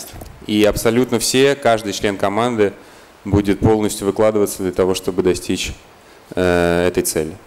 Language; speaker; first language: Russian; native; Russian